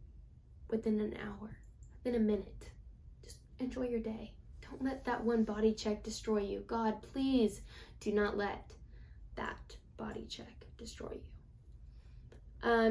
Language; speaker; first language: English; native; English